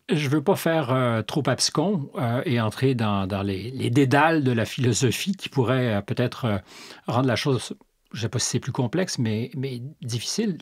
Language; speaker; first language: French; native; French